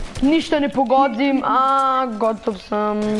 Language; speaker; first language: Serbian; early bilingual, heritage; Serbian